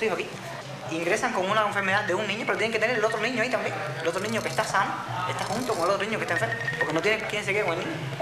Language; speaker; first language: Spanish; native; Spanish